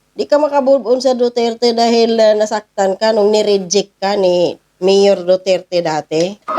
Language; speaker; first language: Filipino; non-native, local second language; Cebuano